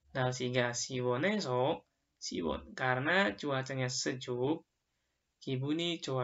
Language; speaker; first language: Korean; non-native, fluent; Indonesian